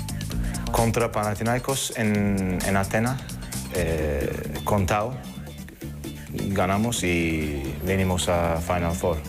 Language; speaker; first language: Spanish; non-native, learner; Turkish